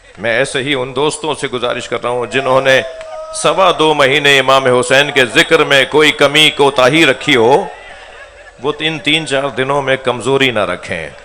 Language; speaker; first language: Urdu; non-native, local second language; Sindhi